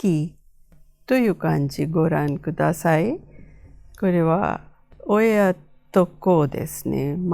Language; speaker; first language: Japanese; non-native, fluent; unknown